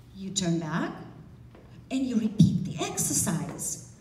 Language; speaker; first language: English; non-native, fluent; Romanian